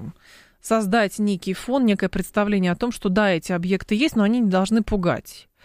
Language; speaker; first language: Russian; native; Russian